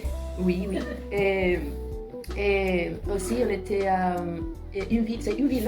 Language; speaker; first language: French; non-native, learner; Spanish